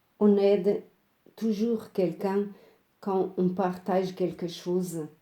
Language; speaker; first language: French; non-native, fluent; Portuguese